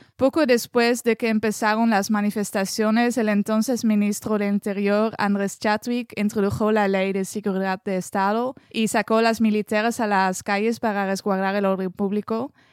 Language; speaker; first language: Spanish; non-native, fluent; French